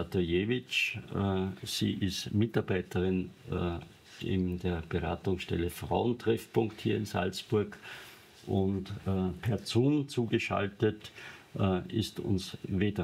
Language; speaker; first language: German; native; German